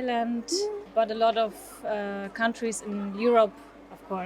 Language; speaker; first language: English; non-native, fluent; German